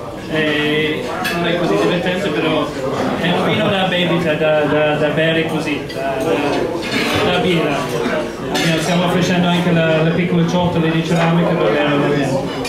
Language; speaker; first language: Italian; non-native, fluent; English